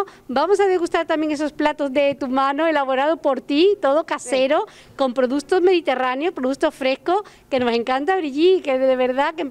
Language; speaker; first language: Spanish; native; Spanish